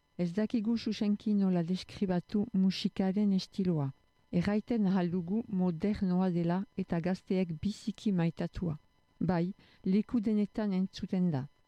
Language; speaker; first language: Basque; non-native, local second language; French